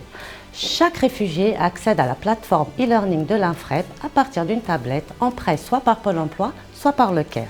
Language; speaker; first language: French; native; French